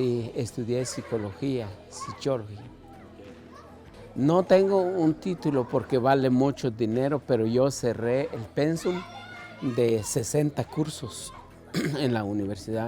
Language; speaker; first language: Spanish; non-native, local second language; Kʼicheʼ